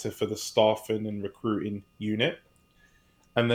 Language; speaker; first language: English; native; English